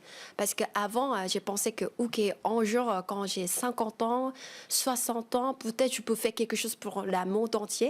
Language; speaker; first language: French; non-native, fluent; Korean